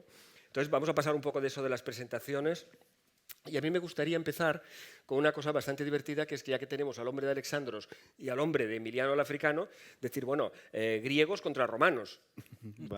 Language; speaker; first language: Spanish; native; Spanish